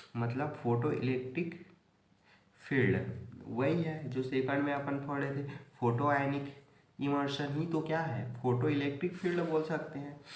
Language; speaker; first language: Hindi; native; Hindi